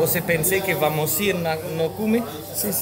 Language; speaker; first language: Portuguese; non-native, learner; French